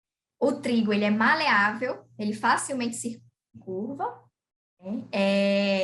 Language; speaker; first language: Portuguese; native; Portuguese